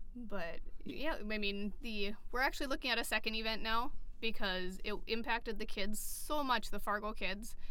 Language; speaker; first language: English; native; English